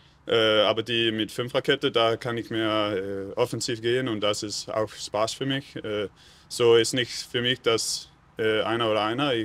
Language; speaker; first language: German; non-native, learner; Danish